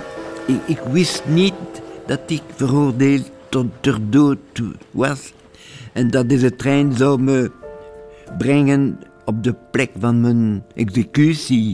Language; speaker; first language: Dutch; non-native, local second language; French